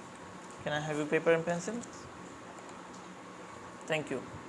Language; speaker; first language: English; non-native, fluent; Bangla